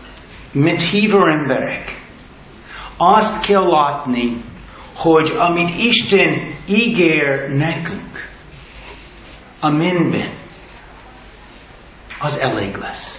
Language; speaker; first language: Hungarian; non-native, learner; English